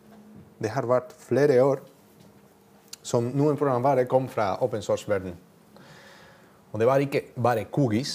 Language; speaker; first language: Norwegian; non-native, learner; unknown